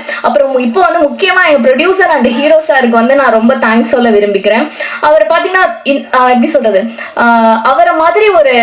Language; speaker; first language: Tamil; native; Tamil